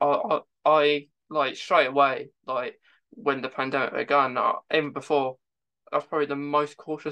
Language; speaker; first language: English; native; English